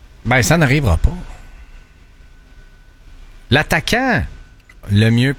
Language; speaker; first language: French; native; French